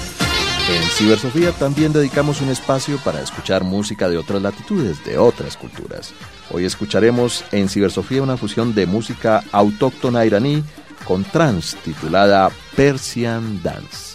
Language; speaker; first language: Spanish; native; Spanish